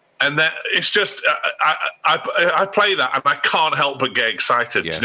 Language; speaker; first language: English; native; English